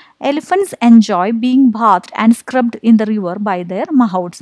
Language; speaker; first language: English; non-native, local second language; Malayalam